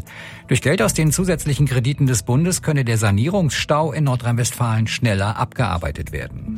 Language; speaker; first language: German; native; German